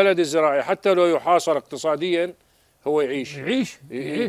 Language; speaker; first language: Arabic; native; Arabic